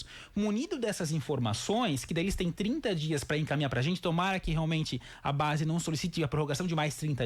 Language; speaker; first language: Portuguese; native; Portuguese